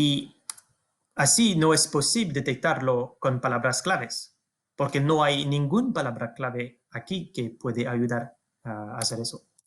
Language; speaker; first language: Spanish; non-native, fluent; French